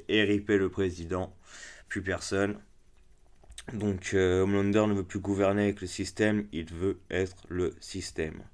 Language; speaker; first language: French; native; French